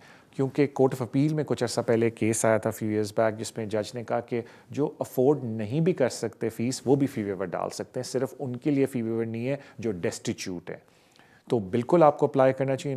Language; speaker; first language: Urdu; native; Urdu